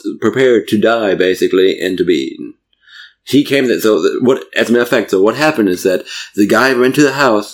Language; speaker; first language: English; non-native, fluent; German